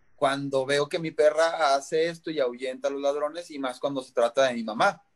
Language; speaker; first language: Spanish; native; Spanish